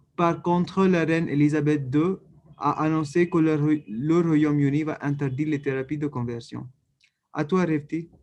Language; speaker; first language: French; non-native, fluent; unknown